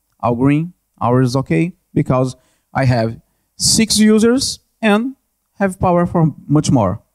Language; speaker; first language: English; non-native, learner; Portuguese